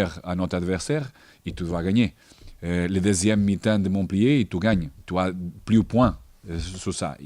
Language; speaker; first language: French; non-native, learner; Portuguese